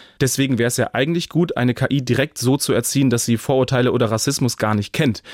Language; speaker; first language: German; native; German